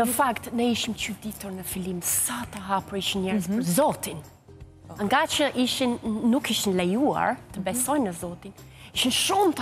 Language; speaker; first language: Albanian; non-native, fluent; English